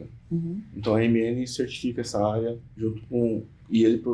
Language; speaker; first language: Portuguese; native; Portuguese